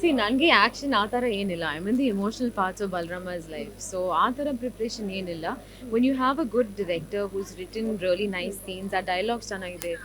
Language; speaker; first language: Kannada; non-native, learner; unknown